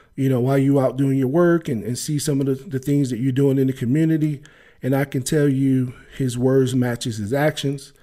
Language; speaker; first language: English; native; English